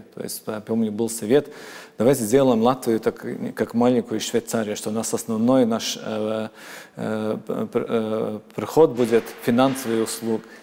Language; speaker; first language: Russian; non-native, local second language; Latvian